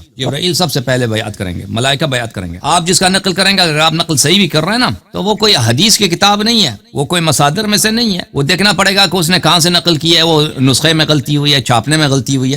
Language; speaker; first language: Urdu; non-native, fluent; Persian